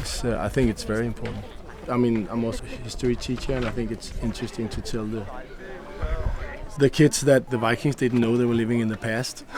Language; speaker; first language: English; non-native, fluent; Danish